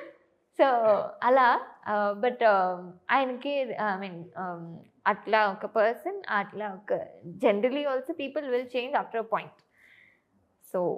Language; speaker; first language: Telugu; non-native, fluent; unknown